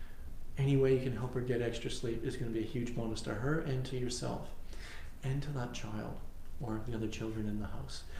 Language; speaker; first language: English; native; English